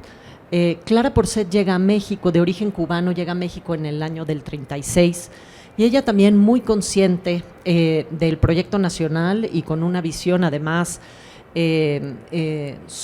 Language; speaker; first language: Spanish; native; Spanish